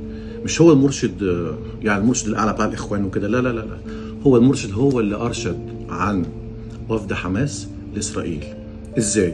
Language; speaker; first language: Arabic; native; Arabic